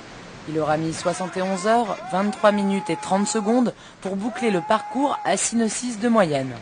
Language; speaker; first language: French; native; French